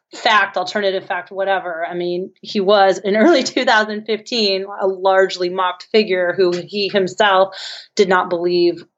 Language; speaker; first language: English; native; English